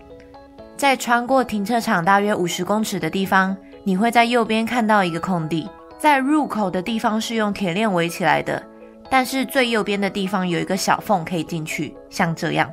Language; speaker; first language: Chinese; native; Chinese